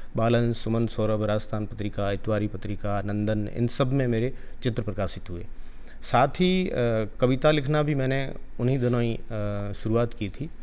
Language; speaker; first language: Hindi; non-native, local second language; Rajasthani